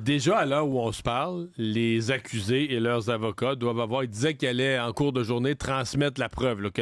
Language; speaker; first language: French; native; French